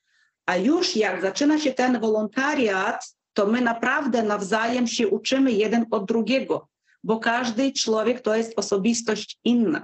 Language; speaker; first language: Polish; non-native, fluent; Ukrainian